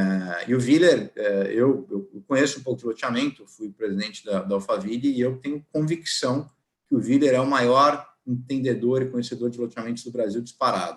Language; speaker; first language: Portuguese; native; Portuguese